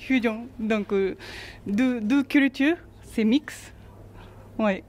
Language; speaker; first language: French; non-native, learner; Japanese